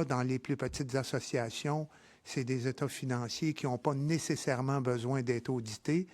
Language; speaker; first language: French; native; French